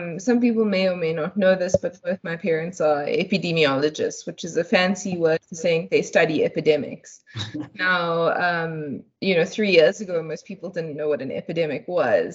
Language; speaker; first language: English; native; English